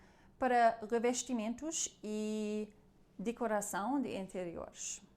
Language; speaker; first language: Portuguese; non-native, learner; German